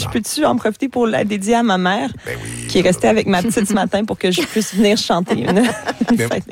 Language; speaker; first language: French; native; French